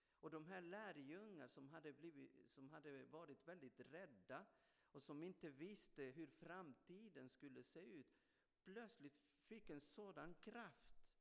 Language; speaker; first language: Swedish; non-native, fluent; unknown